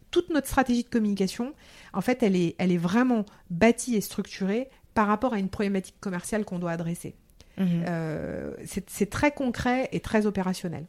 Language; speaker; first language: French; early bilingual, heritage; French